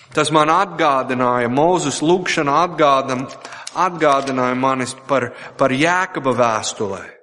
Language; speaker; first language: Latvian; non-native, fluent; English